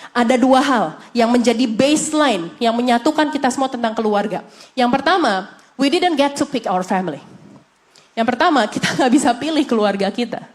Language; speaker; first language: Indonesian; native; Indonesian